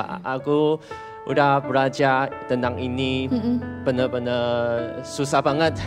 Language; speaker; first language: Indonesian; non-native, fluent; Chinese